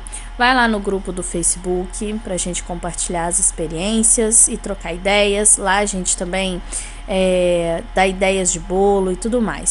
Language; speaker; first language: Portuguese; native; Portuguese